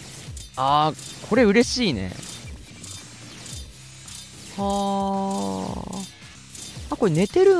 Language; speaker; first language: Japanese; native; Japanese